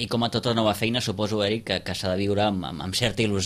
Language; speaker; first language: Catalan; native; Catalan